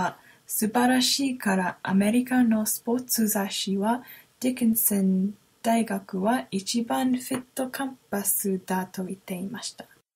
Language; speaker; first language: Japanese; non-native, learner; English